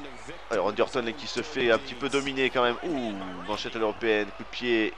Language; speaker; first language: French; native; French